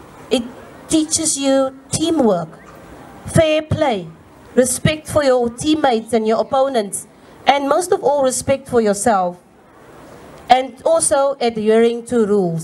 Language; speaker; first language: English; non-native, local second language; Afrikaans